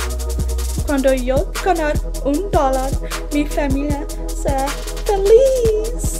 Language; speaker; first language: Spanish; non-native, learner; English